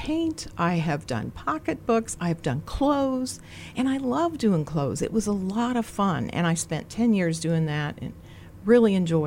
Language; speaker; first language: English; native; English